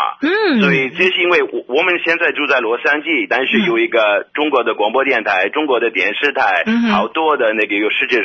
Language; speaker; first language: Chinese; non-native, fluent; English